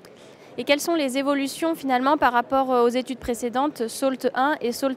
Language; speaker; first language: French; native; French